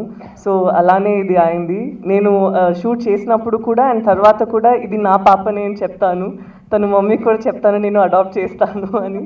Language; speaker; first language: Telugu; non-native, fluent; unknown